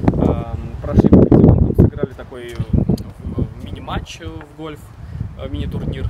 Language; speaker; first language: Russian; native; Russian